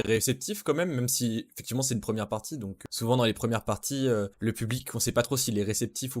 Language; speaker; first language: French; native; French